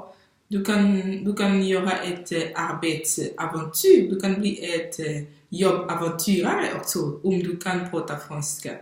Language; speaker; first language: Swedish; non-native, fluent; French